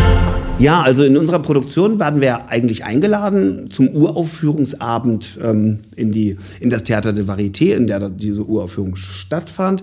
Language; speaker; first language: German; native; German